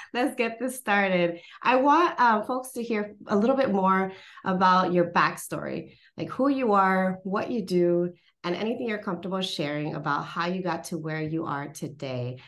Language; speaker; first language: English; early bilingual, other home language; Spanish